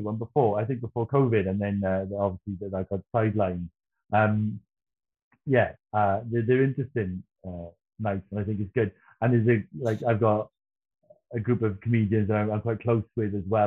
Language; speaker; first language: English; native; English